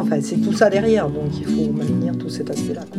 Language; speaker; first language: French; native; French